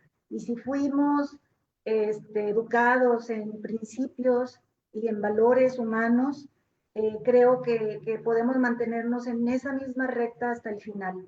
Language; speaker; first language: Spanish; native; Spanish